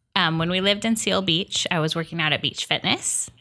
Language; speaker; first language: English; native; English